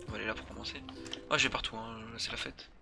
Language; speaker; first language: French; native; French